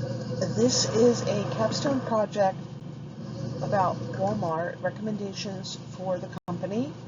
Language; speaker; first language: English; native; English